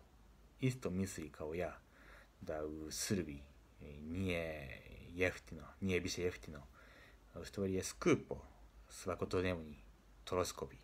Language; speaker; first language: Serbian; non-native, learner; Japanese